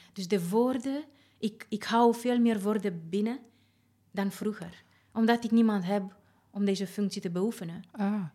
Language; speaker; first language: Dutch; non-native, fluent; Romanian